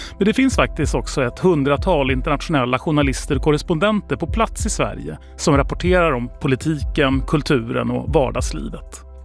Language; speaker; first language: Swedish; native; Swedish